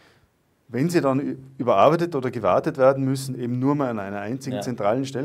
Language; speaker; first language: German; native; German